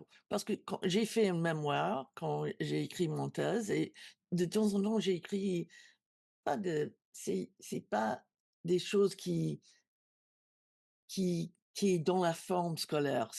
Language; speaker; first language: French; non-native, learner; English